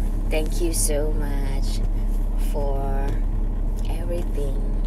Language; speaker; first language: English; non-native, learner; Thai